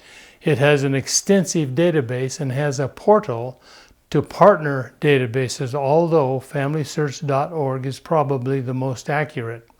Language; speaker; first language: English; native; English